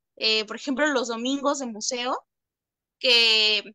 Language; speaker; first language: Spanish; native; Spanish